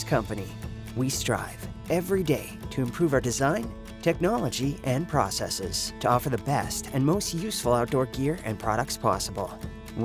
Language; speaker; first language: English; native; English